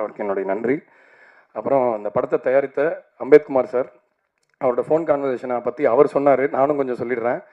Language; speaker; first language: Tamil; native; Tamil